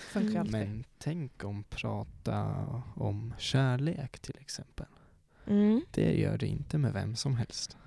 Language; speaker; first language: Swedish; non-native, fluent; Swiss German